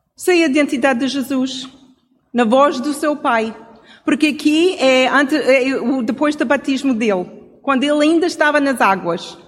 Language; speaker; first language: Portuguese; non-native, fluent; English